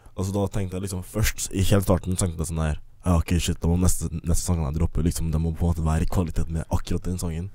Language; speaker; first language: Norwegian; early bilingual, other home language; English